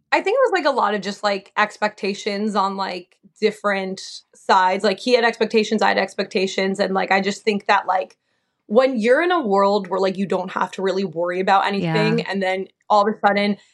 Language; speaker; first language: English; native; English